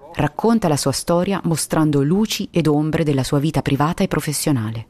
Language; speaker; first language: Italian; native; Italian